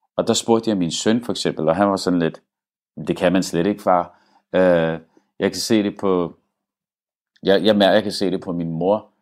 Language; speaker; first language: Danish; early bilingual, other home language; Arabic